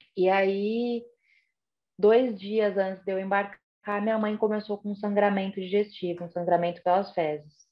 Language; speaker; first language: Portuguese; native; Portuguese